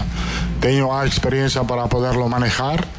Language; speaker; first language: Portuguese; non-native, fluent; Italian